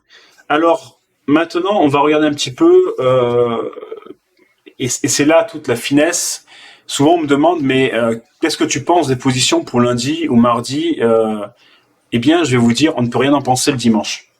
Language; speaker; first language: French; native; French